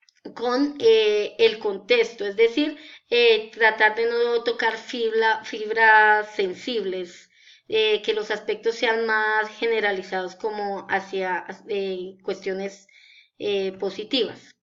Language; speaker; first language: Spanish; native; Spanish